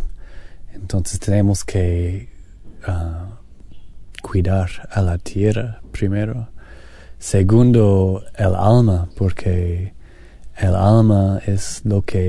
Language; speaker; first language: Spanish; non-native, learner; English